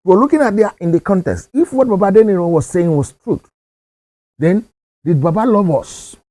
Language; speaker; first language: English; non-native, local second language; Yoruba